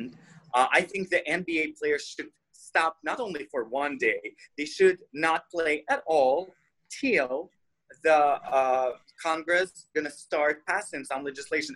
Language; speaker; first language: English; non-native, fluent; Russian